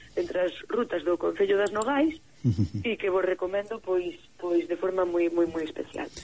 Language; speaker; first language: Galician; native; Galician